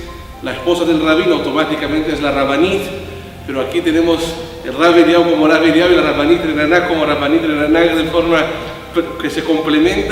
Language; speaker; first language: Spanish; native; Spanish